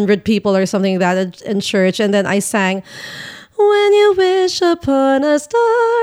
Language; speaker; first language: English; non-native, local second language; Filipino